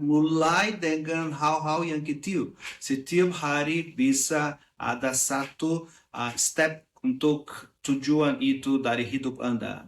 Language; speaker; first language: Indonesian; non-native, learner; Portuguese